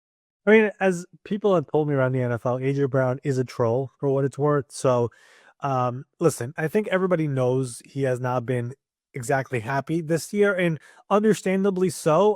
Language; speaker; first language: English; native; English